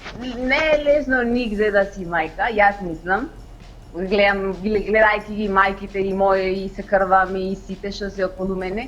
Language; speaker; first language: Macedonian; non-native, fluent; Spanish